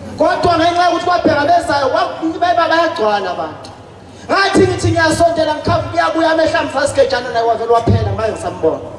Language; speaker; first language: Zulu; native; Zulu